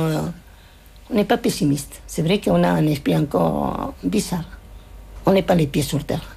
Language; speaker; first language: French; non-native, fluent; Spanish